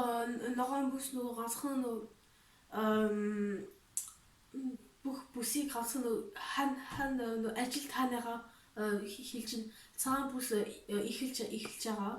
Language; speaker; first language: Mongolian; early bilingual, heritage; Mongolian